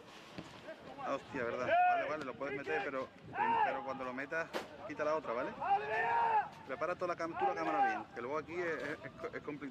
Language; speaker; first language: Spanish; native; Spanish